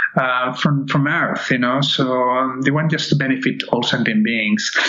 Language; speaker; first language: English; non-native, fluent; Spanish